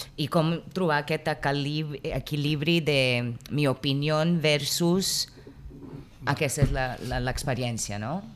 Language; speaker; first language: Catalan; non-native, local second language; Spanish